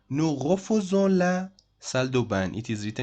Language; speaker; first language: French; non-native, fluent; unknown